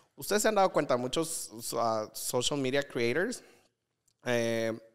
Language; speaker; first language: Spanish; native; Spanish